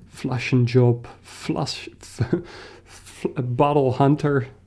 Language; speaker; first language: English; non-native, fluent; Dutch